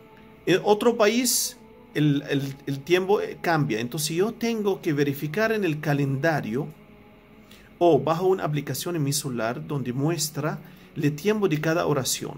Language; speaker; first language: Spanish; non-native, fluent; Arabic